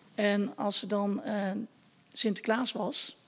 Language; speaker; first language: Dutch; native; Dutch